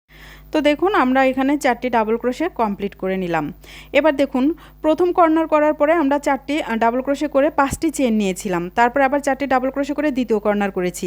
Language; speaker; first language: Bangla; native; Bangla